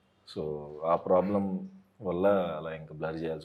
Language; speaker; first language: Telugu; native; Telugu